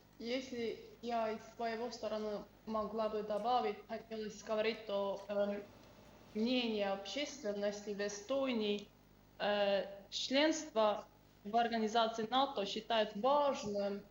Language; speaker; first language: Russian; non-native, learner; Estonian